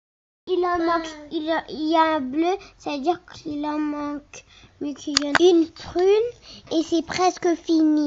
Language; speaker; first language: French; native; French